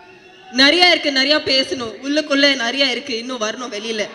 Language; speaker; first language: Tamil; non-native, fluent; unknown